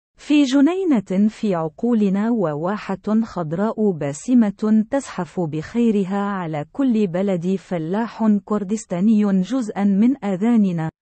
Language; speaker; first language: Arabic; non-native, local second language; Central Kurdish